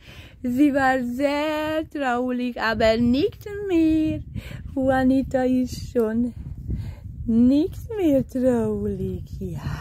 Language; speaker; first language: German; non-native, learner; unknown